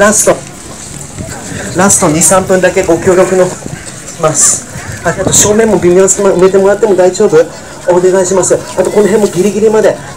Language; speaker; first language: Japanese; non-native, fluent; English